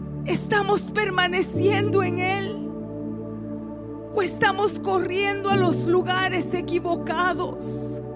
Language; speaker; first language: Spanish; native; Spanish